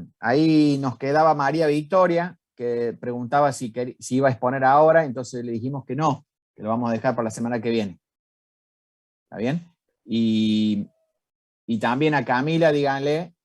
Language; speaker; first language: Spanish; native; Spanish